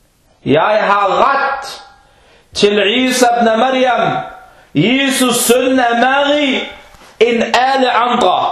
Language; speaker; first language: Danish; non-native, fluent; Arabic